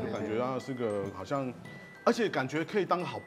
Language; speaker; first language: Chinese; native; Chinese